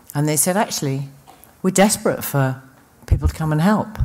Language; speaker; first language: English; native; English